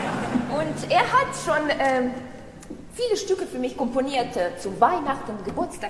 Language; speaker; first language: German; non-native, fluent; Russian